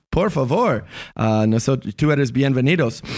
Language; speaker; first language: Spanish; non-native, learner; English